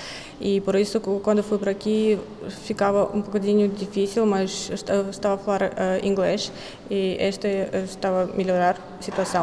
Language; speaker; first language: Portuguese; non-native, learner; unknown